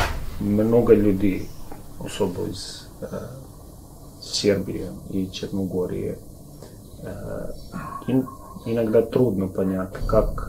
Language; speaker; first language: Russian; non-native, learner; Serbian